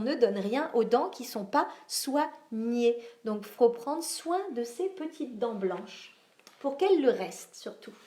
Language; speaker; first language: French; native; French